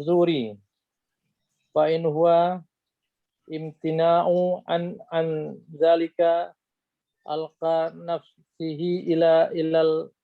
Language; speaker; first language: Arabic; non-native, learner; Indonesian